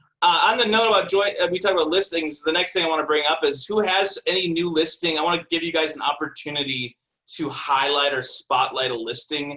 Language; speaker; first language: English; native; English